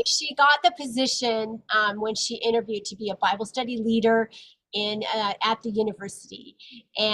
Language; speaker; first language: English; native; English